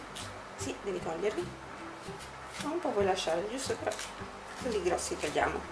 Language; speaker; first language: Italian; native; Italian